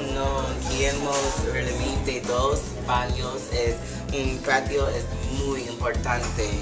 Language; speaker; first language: Spanish; non-native, learner; English